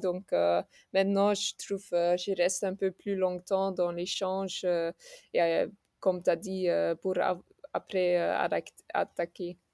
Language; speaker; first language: French; non-native, local second language; Dutch